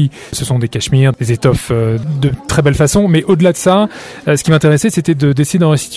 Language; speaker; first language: French; native; French